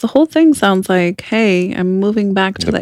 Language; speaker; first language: English; native; English